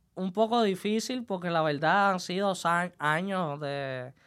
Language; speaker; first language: Spanish; native; Spanish